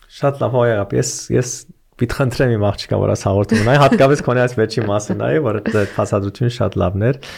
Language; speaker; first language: Armenian; early bilingual, heritage; Armenian